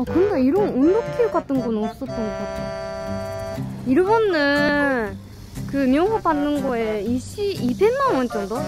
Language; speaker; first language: Korean; non-native, fluent; Japanese